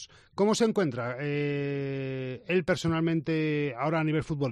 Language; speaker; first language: Spanish; native; Spanish